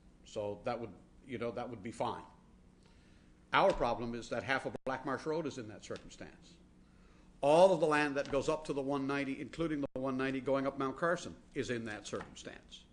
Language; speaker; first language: English; native; English